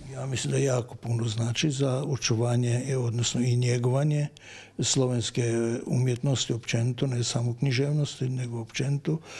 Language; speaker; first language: Croatian; native; Croatian